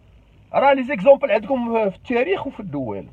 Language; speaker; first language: Arabic; native; Arabic